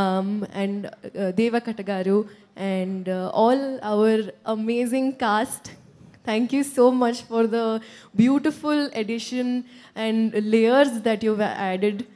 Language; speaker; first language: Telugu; non-native, local second language; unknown